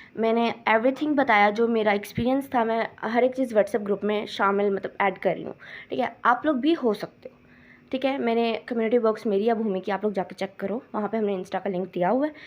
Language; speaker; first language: Urdu; non-native, local second language; Punjabi